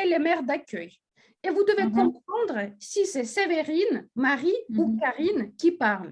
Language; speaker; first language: French; non-native, fluent; Russian